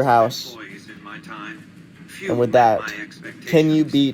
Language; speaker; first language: English; native; English